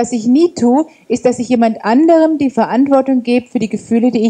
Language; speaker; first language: German; native; German